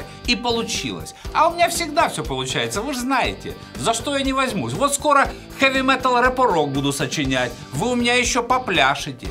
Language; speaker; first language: Russian; native; Russian